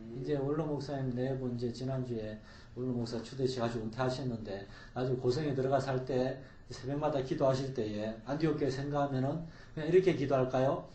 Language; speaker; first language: Korean; native; Korean